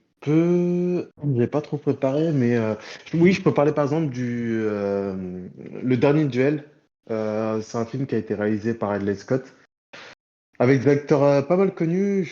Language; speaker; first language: French; native; French